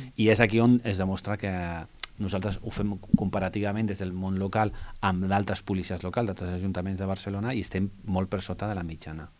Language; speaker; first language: Catalan; non-native, local second language; Spanish